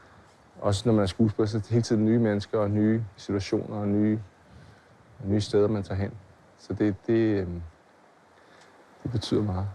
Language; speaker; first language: Danish; native; Danish